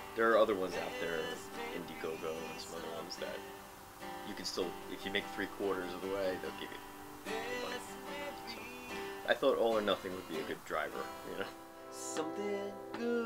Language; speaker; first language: English; native; English